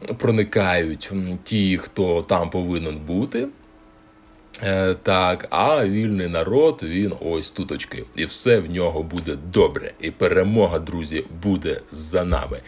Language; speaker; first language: Ukrainian; non-native, local second language; Russian